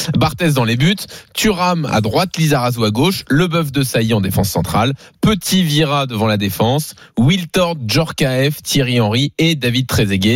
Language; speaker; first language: French; native; French